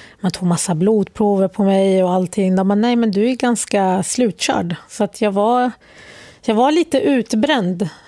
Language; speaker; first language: Swedish; early bilingual, other home language; Arabic